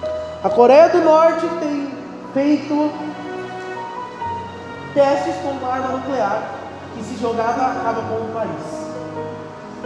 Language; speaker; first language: Portuguese; native; Portuguese